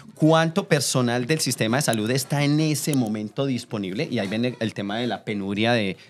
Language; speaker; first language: Spanish; native; Spanish